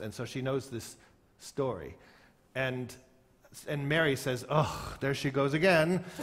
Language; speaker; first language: English; native; English